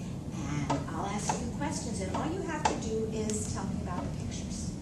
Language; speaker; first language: English; native; English